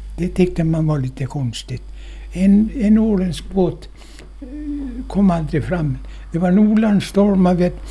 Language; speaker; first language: Swedish; native; Swedish